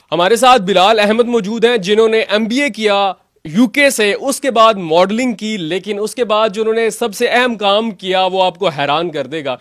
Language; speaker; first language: Urdu; non-native, local second language; Punjabi